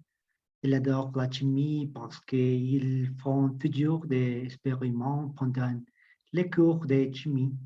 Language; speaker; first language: French; non-native, learner; Spanish